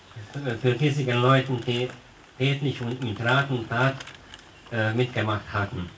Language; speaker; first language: German; non-native, local second language; Hungarian